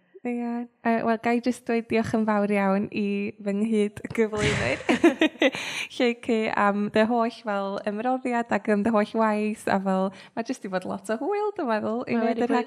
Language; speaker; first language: Welsh; native; Welsh